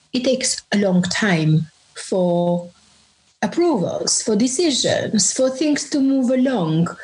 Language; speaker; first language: English; non-native, fluent; Albanian